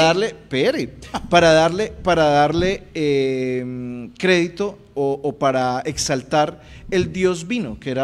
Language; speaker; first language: Spanish; native; Spanish